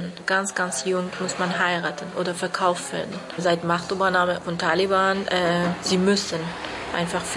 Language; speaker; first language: German; non-native, learner; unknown